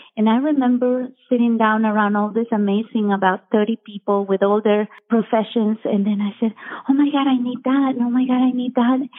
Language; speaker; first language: English; non-native, fluent; Spanish